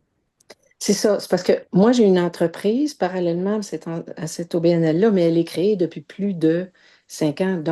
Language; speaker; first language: French; native; French